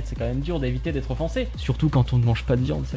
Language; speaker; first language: French; native; French